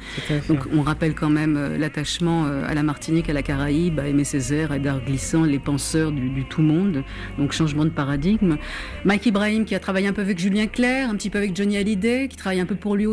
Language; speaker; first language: French; native; French